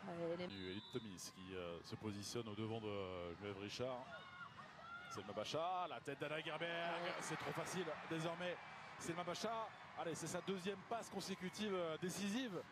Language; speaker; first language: French; native; French